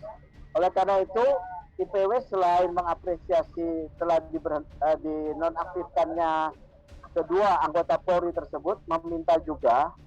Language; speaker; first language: Indonesian; native; Indonesian